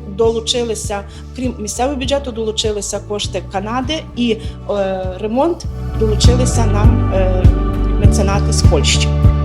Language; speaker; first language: Ukrainian; native; Ukrainian